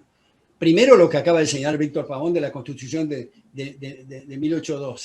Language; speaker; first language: Spanish; native; Spanish